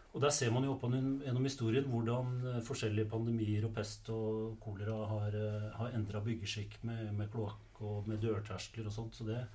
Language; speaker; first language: Norwegian; native; Norwegian